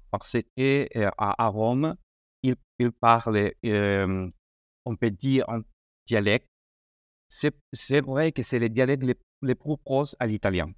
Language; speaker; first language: French; non-native, learner; Spanish